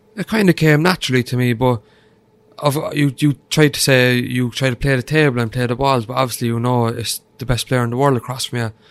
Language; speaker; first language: English; native; English